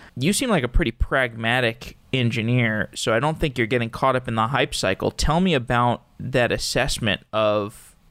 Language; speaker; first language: English; native; English